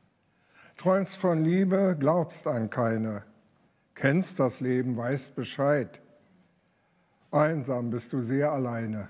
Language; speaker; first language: German; native; German